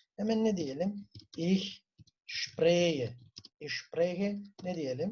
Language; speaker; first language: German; non-native, fluent; Turkish